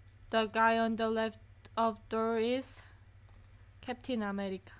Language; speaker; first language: English; non-native, learner; Korean